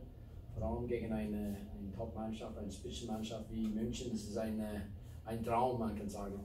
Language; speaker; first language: German; non-native, fluent; English